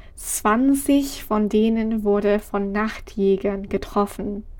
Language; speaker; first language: German; non-native, fluent; English